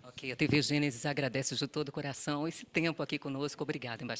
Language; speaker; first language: Portuguese; native; Portuguese